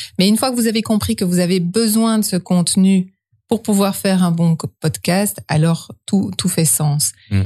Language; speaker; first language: French; native; French